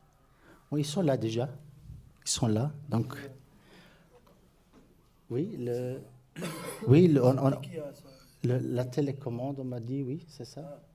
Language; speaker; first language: French; non-native, fluent; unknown